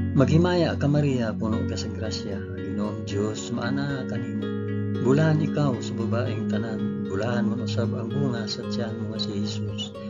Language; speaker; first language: Cebuano; non-native, local second language; Hiligaynon